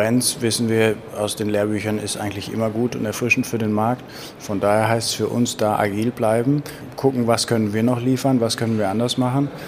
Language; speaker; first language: German; native; German